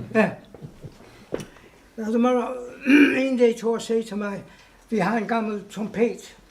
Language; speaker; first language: Danish; non-native, fluent; English